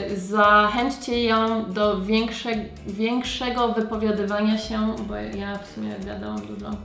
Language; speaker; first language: Polish; early bilingual, heritage; Polish